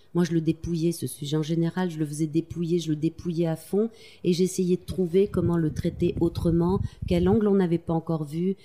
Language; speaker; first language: French; native; French